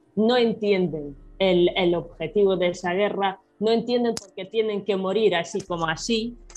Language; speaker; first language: Spanish; non-native, fluent; Ukrainian